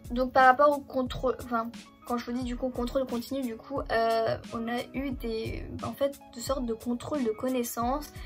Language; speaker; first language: French; early bilingual, other home language; German